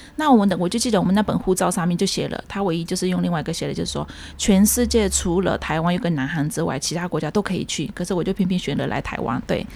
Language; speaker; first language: Chinese; early bilingual, heritage; Chinese